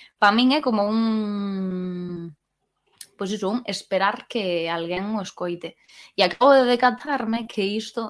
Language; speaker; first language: Galician; non-native, local second language; Spanish